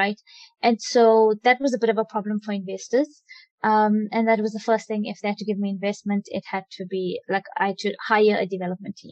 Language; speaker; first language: English; native; English